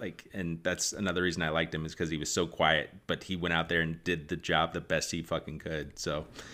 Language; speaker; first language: English; native; English